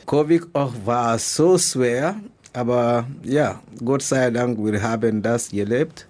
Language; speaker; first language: German; non-native, learner; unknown